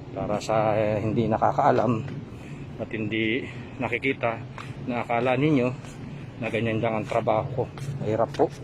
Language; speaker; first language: Filipino; non-native, local second language; Pampanga